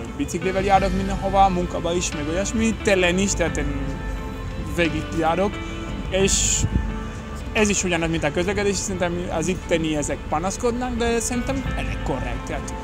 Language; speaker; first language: Hungarian; non-native, fluent; French